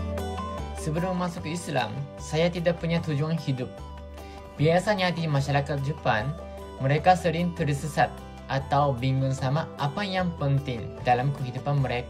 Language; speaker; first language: Indonesian; non-native, fluent; Japanese